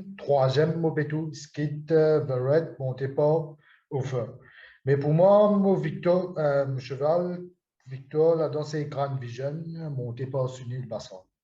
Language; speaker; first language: French; non-native, local second language; Morisyen